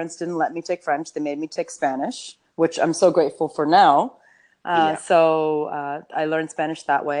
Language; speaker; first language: English; early bilingual, other home language; Urdu